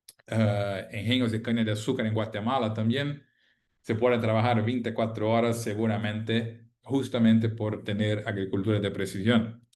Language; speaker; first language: Spanish; non-native, fluent; Portuguese